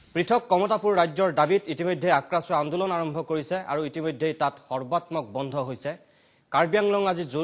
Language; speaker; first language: Assamese; native; Assamese